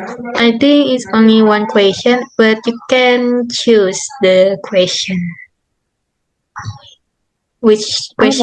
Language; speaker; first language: English; non-native, learner; Indonesian